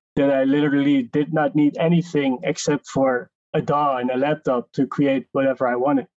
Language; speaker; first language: English; non-native, fluent; Dutch